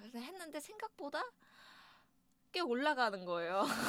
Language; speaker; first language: Korean; native; Korean